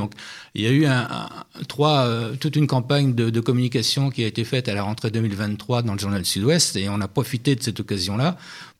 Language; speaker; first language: French; native; French